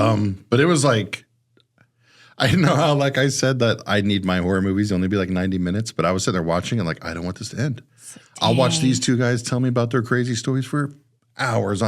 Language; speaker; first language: English; native; English